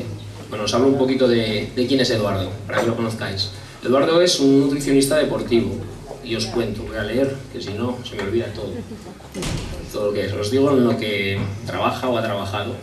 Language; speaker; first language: Spanish; native; Spanish